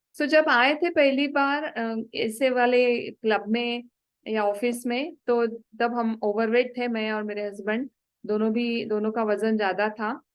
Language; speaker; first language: Hindi; non-native, local second language; Marathi